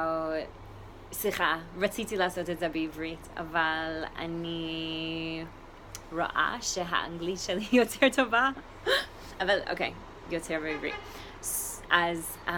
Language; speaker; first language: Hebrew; non-native, learner; English